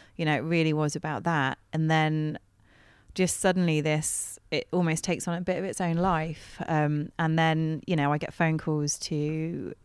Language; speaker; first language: English; native; English